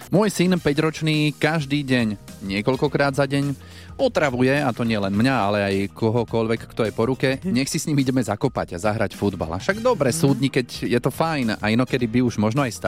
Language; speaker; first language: Slovak; native; Slovak